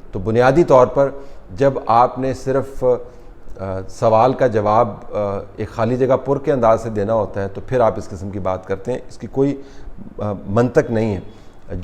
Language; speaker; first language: Urdu; native; Urdu